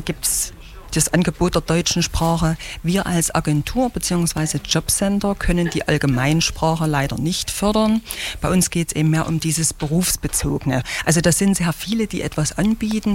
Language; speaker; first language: German; native; German